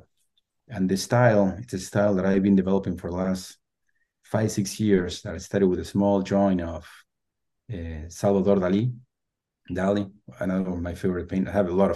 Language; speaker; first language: English; non-native, fluent; Spanish